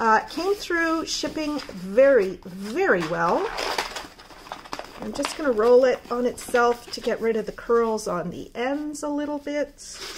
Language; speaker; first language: English; native; English